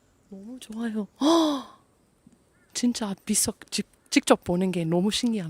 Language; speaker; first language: Korean; non-native, learner; English